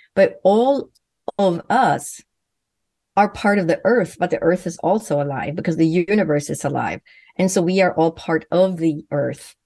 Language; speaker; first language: English; non-native, fluent; Swedish